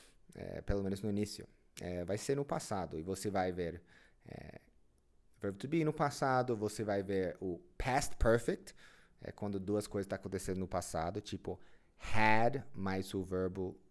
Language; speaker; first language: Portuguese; non-native, fluent; English